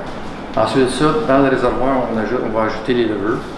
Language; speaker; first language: French; native; French